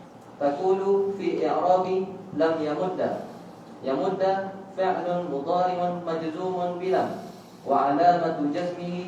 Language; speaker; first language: Arabic; non-native, learner; Malay